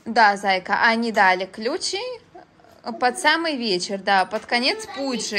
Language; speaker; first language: Russian; native; Russian